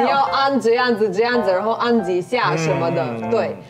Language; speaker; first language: Chinese; non-native, fluent; Ukrainian